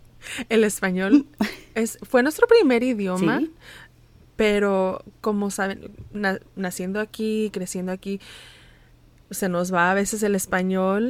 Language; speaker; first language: Spanish; early bilingual, heritage; Spanish